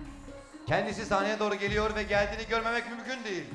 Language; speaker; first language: Turkish; native; Turkish